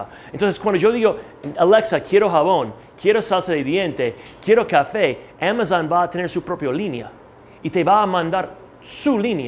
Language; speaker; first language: Spanish; non-native, fluent; English